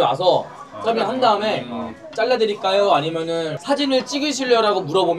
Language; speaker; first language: Korean; native; Korean